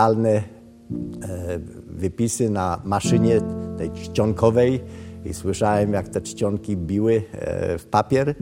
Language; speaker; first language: Polish; early bilingual, other home language; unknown